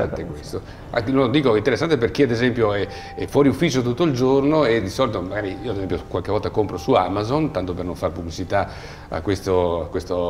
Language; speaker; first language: Italian; native; Italian